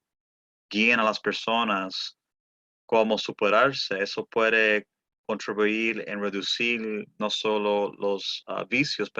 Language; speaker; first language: Spanish; early bilingual, heritage; Spanish